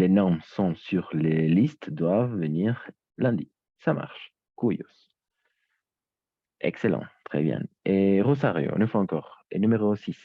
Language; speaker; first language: French; native; French